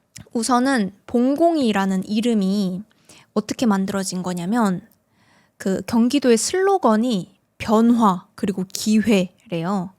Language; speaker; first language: Korean; native; Korean